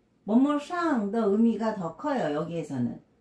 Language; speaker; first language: Korean; native; Korean